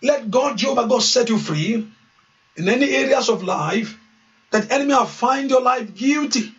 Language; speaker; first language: English; non-native, local second language; Yoruba